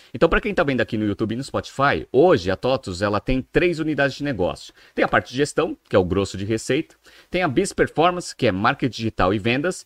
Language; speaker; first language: Portuguese; native; Portuguese